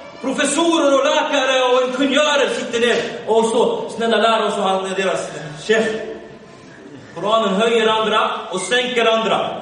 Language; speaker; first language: Swedish; early bilingual, other home language; Arabic